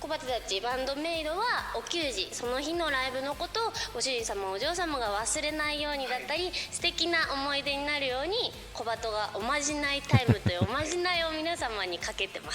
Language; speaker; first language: Japanese; native; Japanese